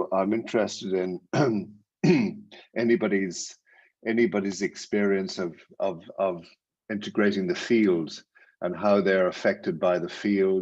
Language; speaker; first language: English; native; English